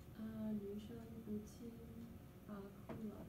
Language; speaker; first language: Chinese; non-native, learner; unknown